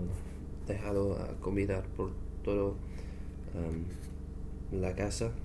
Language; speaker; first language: Spanish; non-native, learner; English